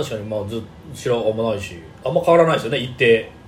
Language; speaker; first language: Japanese; native; Japanese